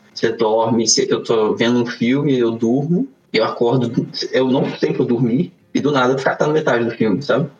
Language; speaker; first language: Portuguese; native; Portuguese